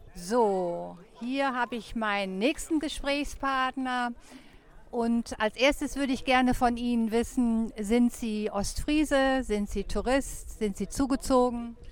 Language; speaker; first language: German; native; German